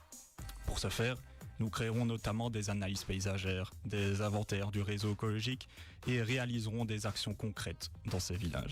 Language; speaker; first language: French; native; French